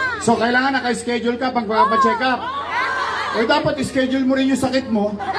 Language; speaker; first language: Filipino; native; Filipino